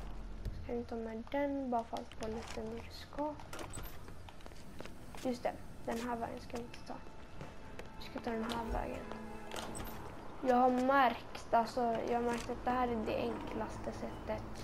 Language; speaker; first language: Swedish; native; Swedish